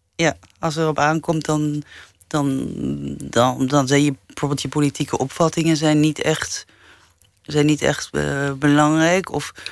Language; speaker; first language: Dutch; early bilingual, other home language; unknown